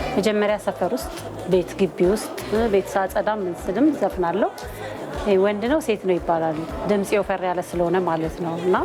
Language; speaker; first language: Amharic; native; Amharic